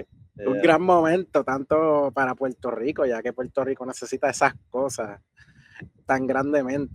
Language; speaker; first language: Spanish; native; Spanish